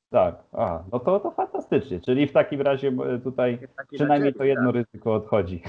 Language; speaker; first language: Polish; native; Polish